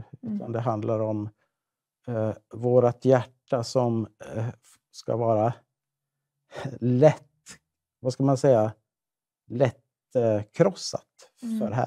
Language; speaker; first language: Swedish; native; Swedish